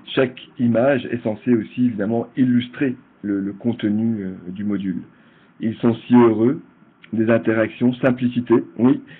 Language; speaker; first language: French; native; French